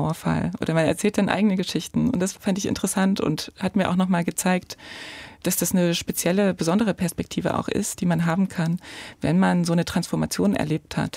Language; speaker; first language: German; native; German